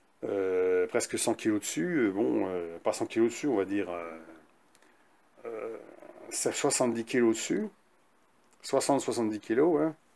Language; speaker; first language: French; native; French